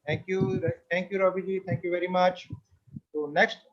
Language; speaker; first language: English; non-native, local second language; Hindi